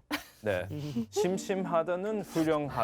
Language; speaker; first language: Korean; non-native, fluent; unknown